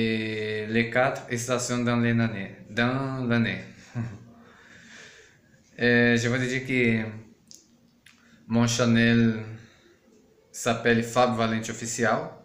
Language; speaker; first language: French; non-native, learner; Portuguese